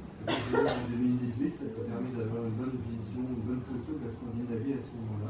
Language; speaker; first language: French; native; French